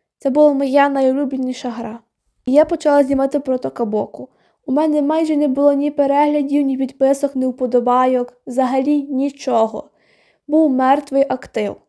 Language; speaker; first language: Ukrainian; non-native, local second language; Russian